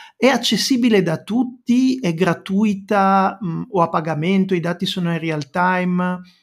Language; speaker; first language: Italian; native; Italian